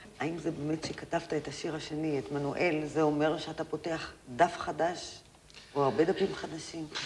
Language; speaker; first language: Hebrew; native; Hebrew